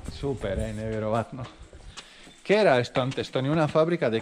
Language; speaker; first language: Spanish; non-native, fluent; Croatian